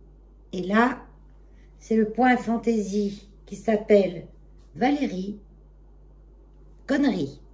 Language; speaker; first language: French; native; French